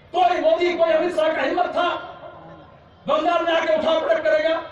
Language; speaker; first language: Hindi; non-native, local second language; Bangla